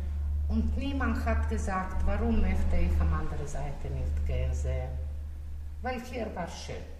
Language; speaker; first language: German; non-native, learner; Slovenian